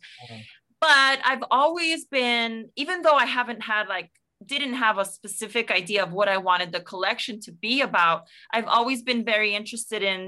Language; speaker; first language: English; native; English